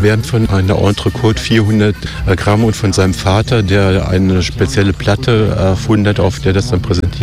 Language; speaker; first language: German; native; German